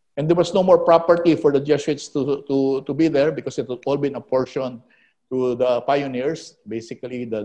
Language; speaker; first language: English; non-native, local second language; Filipino